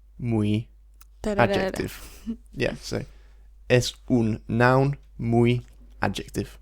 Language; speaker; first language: Spanish; non-native, fluent; English